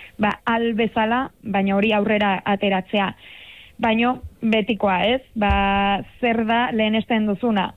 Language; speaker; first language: Basque; native; Basque